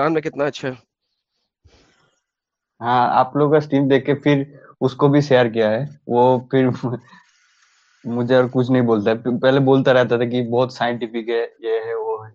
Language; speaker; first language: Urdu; non-native, local second language; Bangla